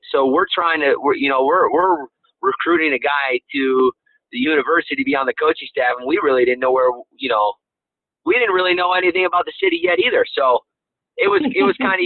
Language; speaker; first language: English; native; English